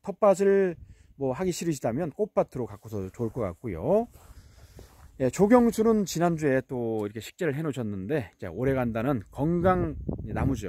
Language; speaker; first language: Korean; native; Korean